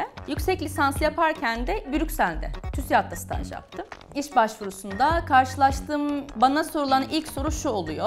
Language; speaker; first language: Turkish; native; Turkish